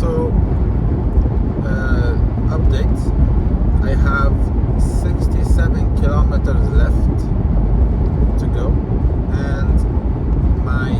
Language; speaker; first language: English; non-native, fluent; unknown